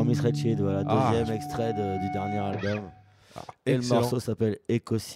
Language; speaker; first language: French; native; French